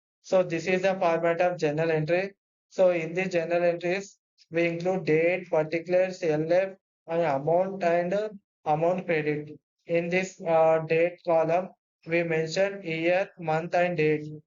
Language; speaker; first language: English; non-native, local second language; Telugu